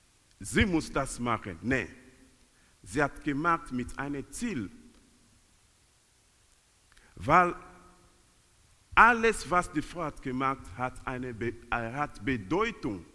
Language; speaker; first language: German; non-native, learner; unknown